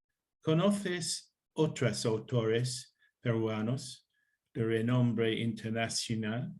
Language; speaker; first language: Spanish; non-native, learner; English